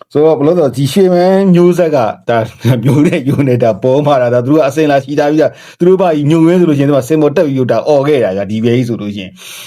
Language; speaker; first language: Burmese; native; Burmese